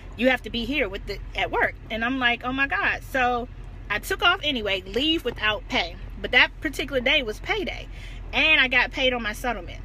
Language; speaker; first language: English; native; English